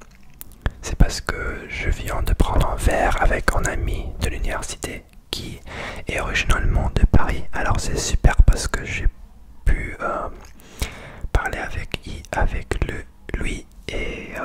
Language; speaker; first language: French; non-native, learner; English